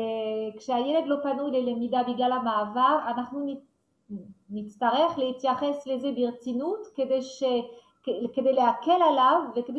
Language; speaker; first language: Hebrew; non-native, fluent; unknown